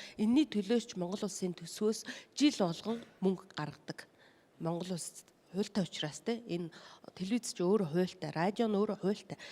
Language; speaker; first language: Mongolian; non-native, local second language; Kazakh